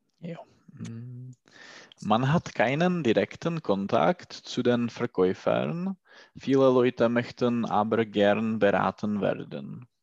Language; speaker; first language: German; non-native, learner; Czech